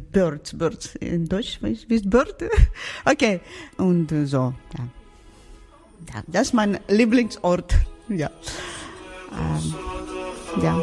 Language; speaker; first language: German; non-native, learner; Ukrainian